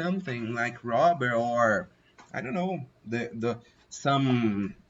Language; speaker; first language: English; non-native, fluent; Portuguese